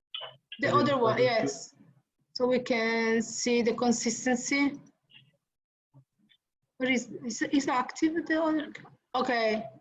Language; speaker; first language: English; non-native, fluent; Italian